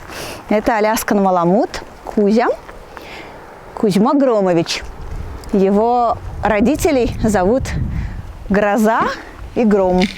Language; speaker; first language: Russian; native; Russian